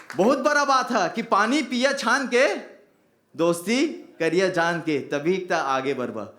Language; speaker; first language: Bhojpuri; early bilingual, heritage; Bhojpuri